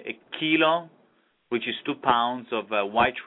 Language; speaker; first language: English; non-native, fluent; Italian